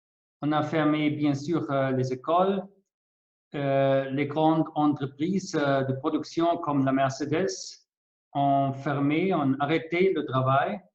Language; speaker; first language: French; non-native, fluent; German